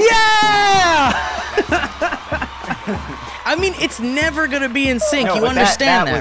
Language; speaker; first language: English; native; English